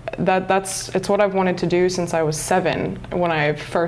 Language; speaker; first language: English; native; English